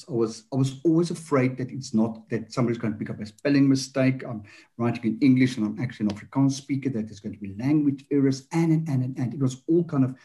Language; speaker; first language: English; non-native, local second language; Afrikaans